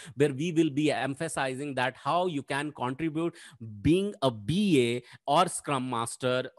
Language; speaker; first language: English; non-native, local second language; Hindi